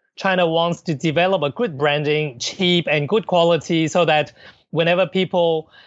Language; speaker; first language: English; non-native, local second language; Cantonese